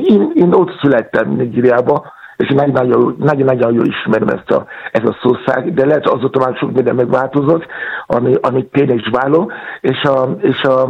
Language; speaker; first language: Hungarian; non-native, fluent; Yoruba